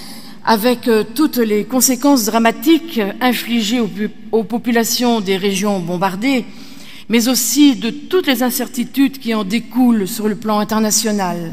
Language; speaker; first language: French; native; French